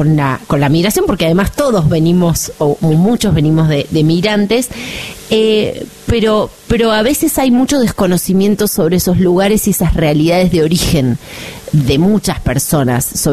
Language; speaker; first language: Spanish; native; Spanish